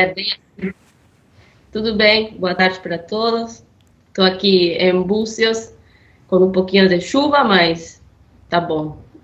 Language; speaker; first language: Portuguese; non-native, fluent; Spanish